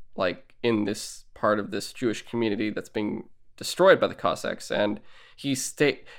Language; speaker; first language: English; native; English